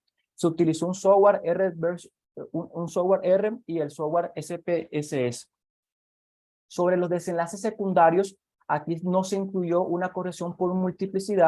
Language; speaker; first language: Spanish; native; Spanish